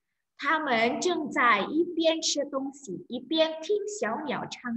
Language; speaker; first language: Chinese; non-native, fluent; Indonesian